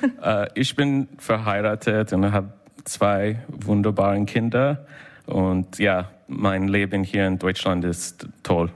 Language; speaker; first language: German; non-native, learner; English